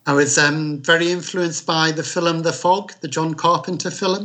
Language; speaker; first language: English; native; English